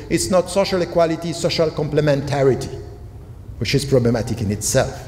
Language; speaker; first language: English; non-native, fluent; French